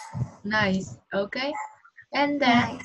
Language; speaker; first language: English; non-native, learner; Vietnamese